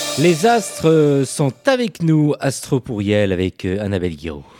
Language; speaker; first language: French; native; French